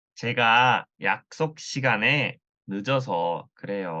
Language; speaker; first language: Korean; non-native, learner; Thai